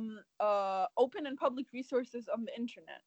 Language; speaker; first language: English; non-native, fluent; German